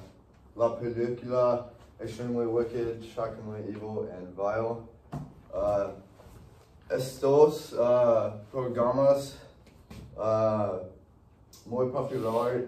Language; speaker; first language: Spanish; non-native, learner; English